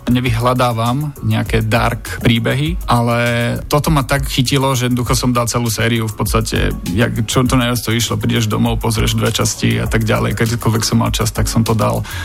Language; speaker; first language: Slovak; native; Slovak